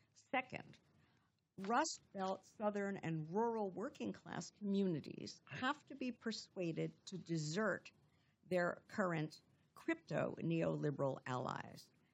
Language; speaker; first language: English; native; English